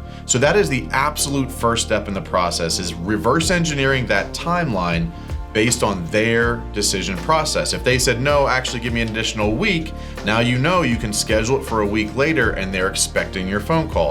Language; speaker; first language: English; native; English